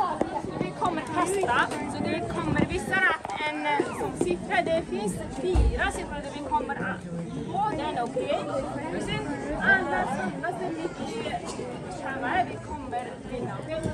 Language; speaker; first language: Swedish; non-native, learner; Mongolian